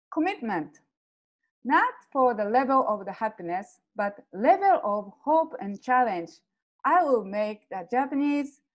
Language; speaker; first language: English; non-native, fluent; Japanese